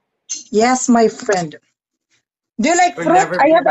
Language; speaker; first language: English; non-native, learner; Filipino